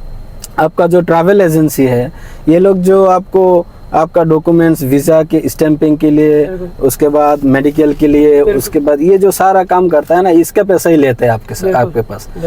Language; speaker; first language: Hindi; non-native, fluent; Bangla